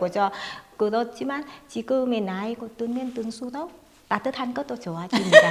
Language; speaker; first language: Korean; non-native, fluent; Vietnamese